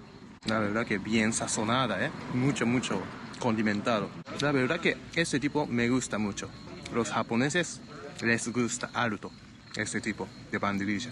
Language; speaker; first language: Spanish; non-native, fluent; Japanese